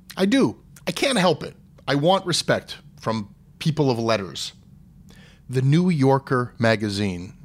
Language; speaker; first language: English; native; English